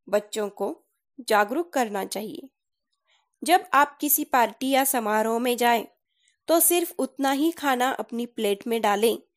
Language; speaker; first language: Hindi; non-native, local second language; Marathi